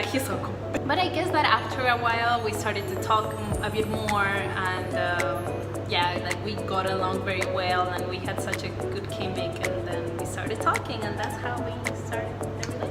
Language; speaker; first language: English; non-native, fluent; Spanish